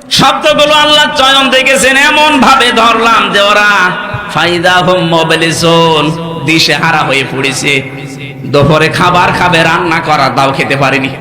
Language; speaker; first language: Bangla; native; Bangla